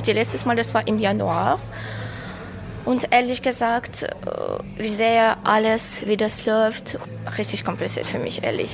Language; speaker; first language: German; non-native, learner; Ukrainian